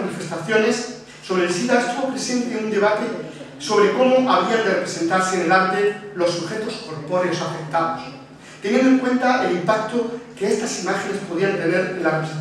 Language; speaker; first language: Spanish; native; Spanish